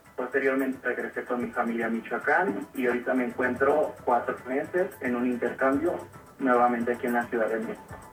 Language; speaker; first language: Spanish; native; Spanish